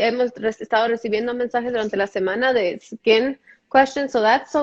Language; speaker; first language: Spanish; early bilingual, heritage; Spanish